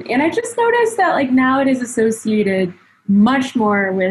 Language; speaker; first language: English; native; English